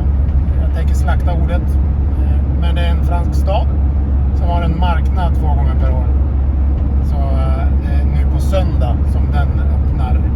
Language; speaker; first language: Swedish; native; Swedish